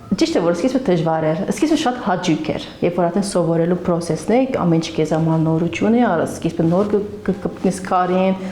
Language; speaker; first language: Armenian; early bilingual, heritage; Armenian